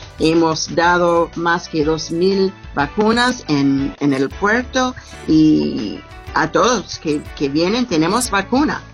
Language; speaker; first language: Spanish; non-native, learner; English